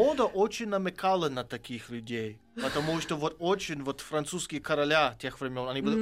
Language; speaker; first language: Russian; non-native, fluent; English